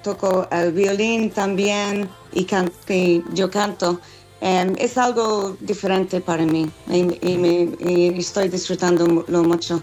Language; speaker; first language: Spanish; non-native, fluent; English